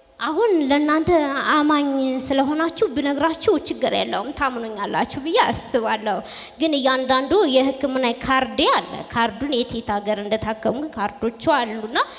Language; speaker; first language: Amharic; native; Amharic